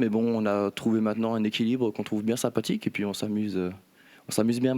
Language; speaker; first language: French; native; French